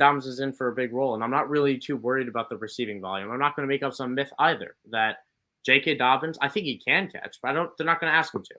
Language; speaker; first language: English; native; English